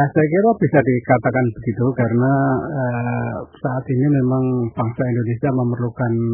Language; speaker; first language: Indonesian; native; Indonesian